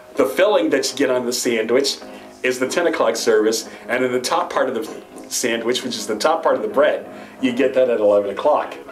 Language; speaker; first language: English; native; English